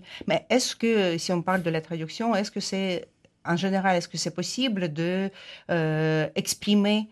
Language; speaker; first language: French; non-native, fluent; Ukrainian